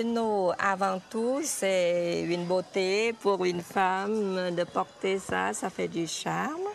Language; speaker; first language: French; non-native, fluent; Vietnamese